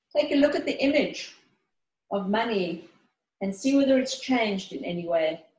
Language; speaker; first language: English; early bilingual, other home language; Greek